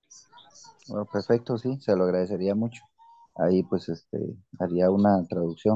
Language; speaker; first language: Spanish; native; Spanish